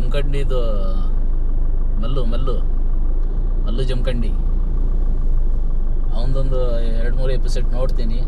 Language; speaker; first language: Kannada; non-native, local second language; Urdu